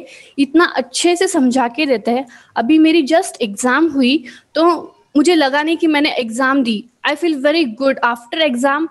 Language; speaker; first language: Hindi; native; Hindi